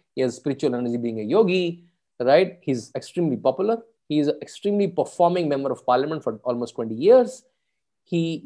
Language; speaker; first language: English; non-native, local second language; Hindi